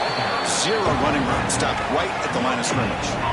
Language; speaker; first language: English; native; English